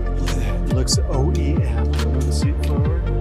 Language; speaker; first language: English; native; English